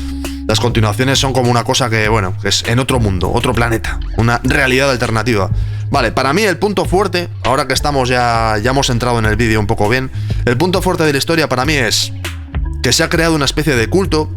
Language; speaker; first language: Spanish; native; Spanish